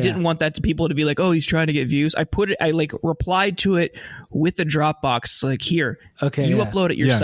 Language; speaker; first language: English; native; English